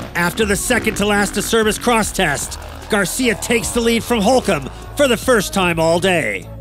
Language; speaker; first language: English; non-native, fluent; Portuguese